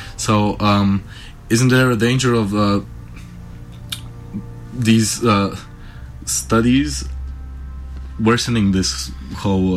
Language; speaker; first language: English; non-native, fluent; Slovenian